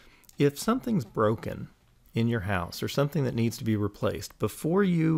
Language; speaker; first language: English; native; English